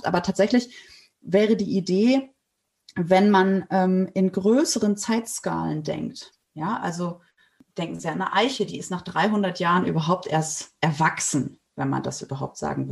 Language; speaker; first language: German; native; German